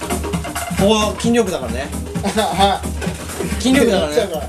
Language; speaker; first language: Japanese; native; Japanese